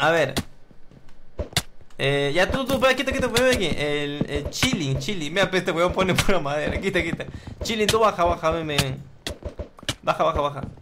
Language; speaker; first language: Spanish; native; Spanish